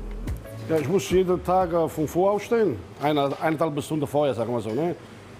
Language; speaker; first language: German; non-native, learner; Italian